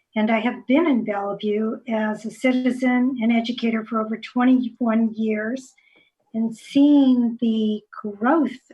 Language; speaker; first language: English; native; English